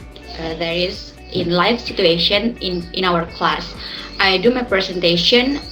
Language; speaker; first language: English; non-native, learner; Indonesian